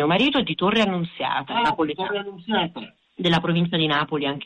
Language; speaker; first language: Italian; native; Italian